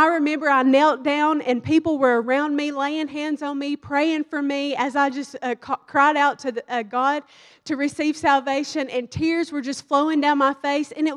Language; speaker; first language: English; native; English